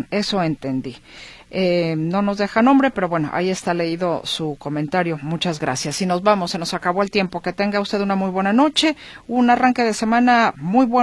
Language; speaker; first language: Spanish; native; Spanish